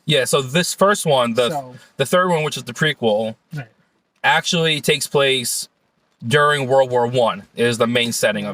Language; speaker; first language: English; native; English